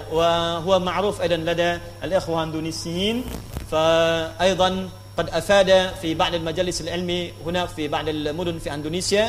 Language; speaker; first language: Arabic; non-native, fluent; Indonesian